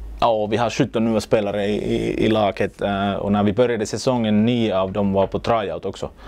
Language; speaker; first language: Swedish; non-native, local second language; Finnish